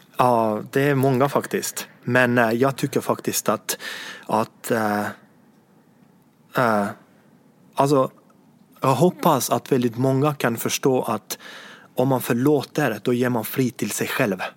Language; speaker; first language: Swedish; non-native, fluent; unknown